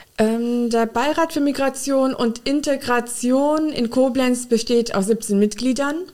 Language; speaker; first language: German; early bilingual, other home language; Urdu